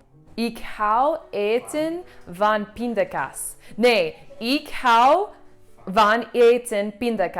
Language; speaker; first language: Dutch; non-native, learner; English